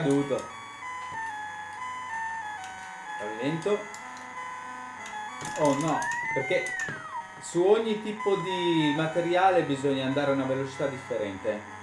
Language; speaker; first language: Italian; native; Italian